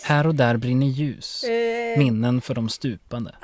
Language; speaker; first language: Swedish; native; Swedish